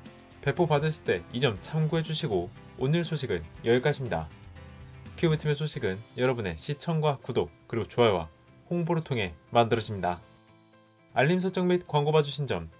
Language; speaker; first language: Korean; native; Korean